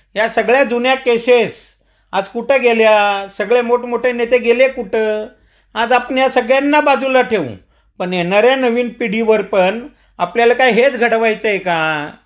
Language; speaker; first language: Marathi; non-native, local second language; Marwari